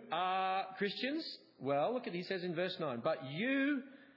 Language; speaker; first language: English; native; English